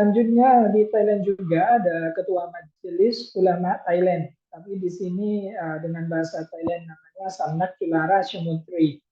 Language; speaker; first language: Indonesian; non-native, fluent; Thai